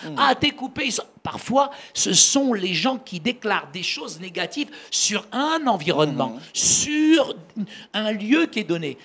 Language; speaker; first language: French; early bilingual, other home language; Arabic